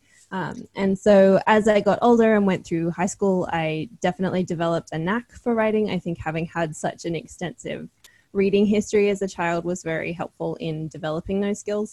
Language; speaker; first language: English; native; English